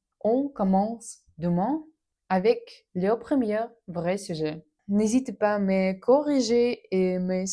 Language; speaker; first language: French; non-native, learner; Russian